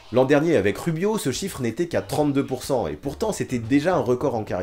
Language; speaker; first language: French; native; French